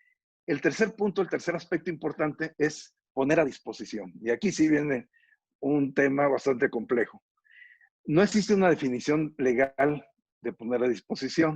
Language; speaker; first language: Spanish; native; Spanish